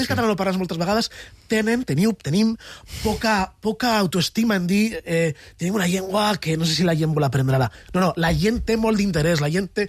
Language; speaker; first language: Catalan; non-native, fluent; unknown